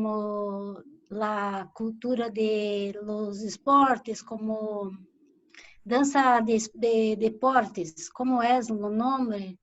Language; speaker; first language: Spanish; non-native, learner; Portuguese